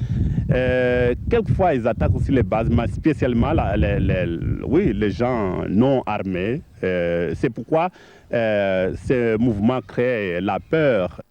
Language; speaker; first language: French; non-native, fluent; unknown